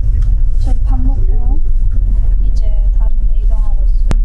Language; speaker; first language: Korean; non-native, fluent; Turkmen